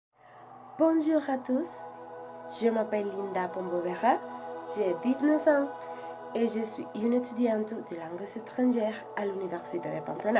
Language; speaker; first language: French; non-native, learner; Spanish